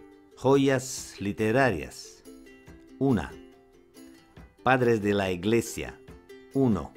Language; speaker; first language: Spanish; non-native, fluent; Russian